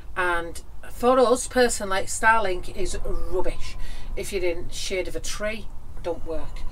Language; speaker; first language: English; native; English